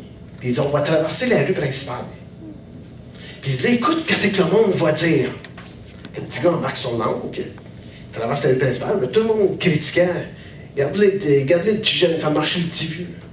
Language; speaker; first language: French; native; French